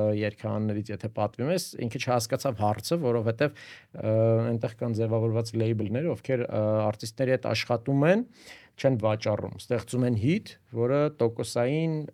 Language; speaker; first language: Armenian; native; Armenian